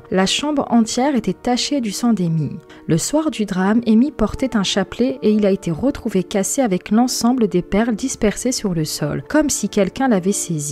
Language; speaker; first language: French; native; French